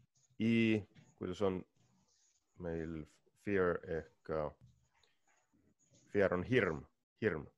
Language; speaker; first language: Russian; non-native, learner; Estonian